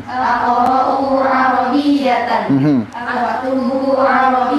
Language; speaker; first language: Arabic; non-native, learner; Indonesian